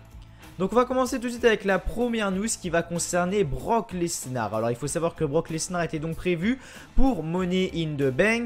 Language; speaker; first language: French; native; French